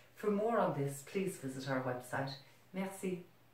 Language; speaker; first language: English; native; English